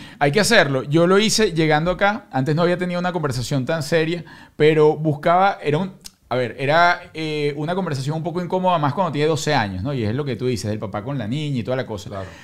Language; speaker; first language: Spanish; native; Spanish